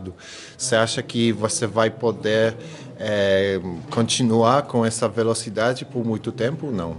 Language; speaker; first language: Portuguese; non-native, fluent; Polish